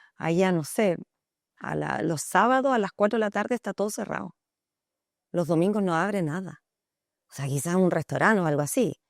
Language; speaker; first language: Spanish; early bilingual, other home language; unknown